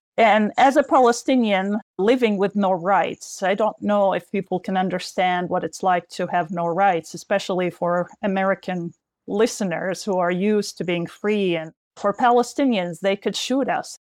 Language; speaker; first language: English; non-native, fluent; Arabic